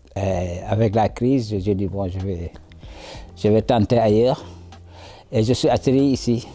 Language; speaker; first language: French; non-native, local second language; Wolof